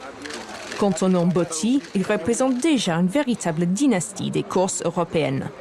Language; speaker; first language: French; native; French